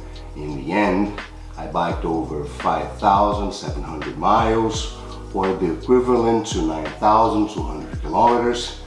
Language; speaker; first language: English; non-native, fluent; Portuguese